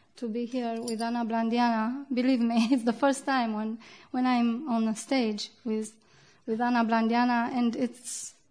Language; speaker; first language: English; non-native, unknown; Romanian